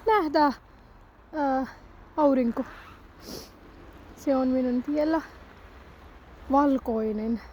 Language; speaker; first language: Finnish; non-native, learner; Punjabi